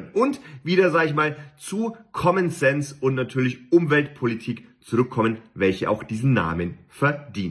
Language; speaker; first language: German; native; German